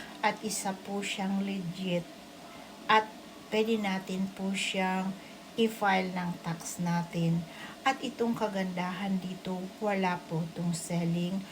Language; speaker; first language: Filipino; non-native, local second language; Bikol